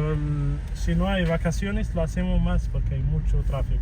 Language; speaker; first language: Spanish; non-native, fluent; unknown